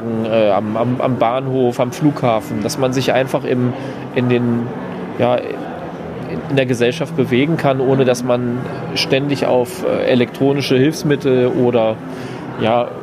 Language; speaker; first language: German; native; German